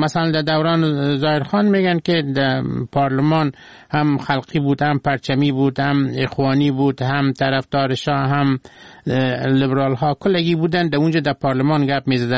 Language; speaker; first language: Persian; native; Persian